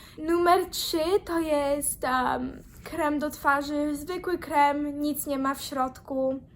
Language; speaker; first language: Polish; early bilingual, heritage; Polish